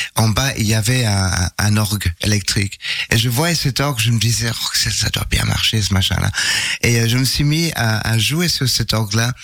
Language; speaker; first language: French; non-native, fluent; English